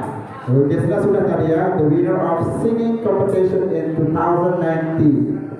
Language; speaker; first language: English; non-native, local second language; Indonesian